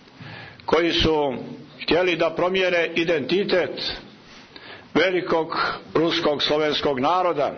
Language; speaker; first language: Croatian; native; Croatian